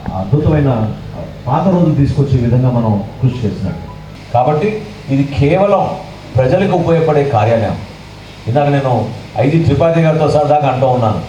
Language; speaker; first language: Telugu; native; Telugu